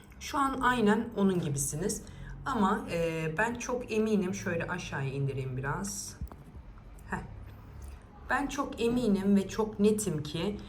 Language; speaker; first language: Turkish; native; Turkish